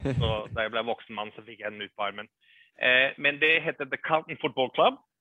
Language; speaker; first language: Norwegian; early bilingual, other home language; English